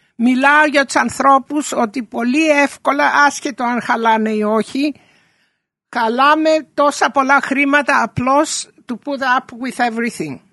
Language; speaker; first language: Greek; early bilingual, heritage; Greek